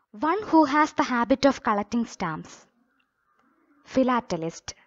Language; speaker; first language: English; non-native, local second language; Malayalam